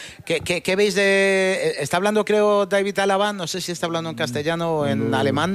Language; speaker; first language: Spanish; native; Spanish